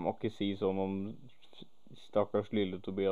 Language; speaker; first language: Norwegian; native; Norwegian